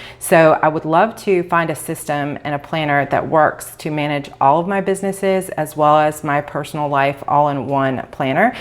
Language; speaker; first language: English; native; English